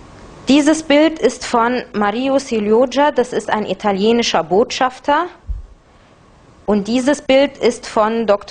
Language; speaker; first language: German; non-native, fluent; Arabic